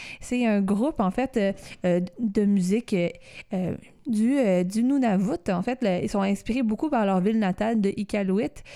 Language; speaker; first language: French; native; French